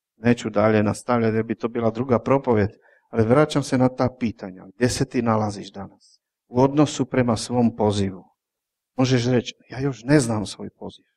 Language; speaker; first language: Croatian; non-native, fluent; Czech